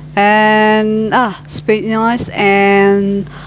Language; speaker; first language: English; non-native, learner; Indonesian